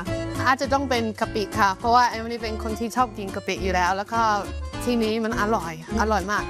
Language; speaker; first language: Thai; non-native, fluent; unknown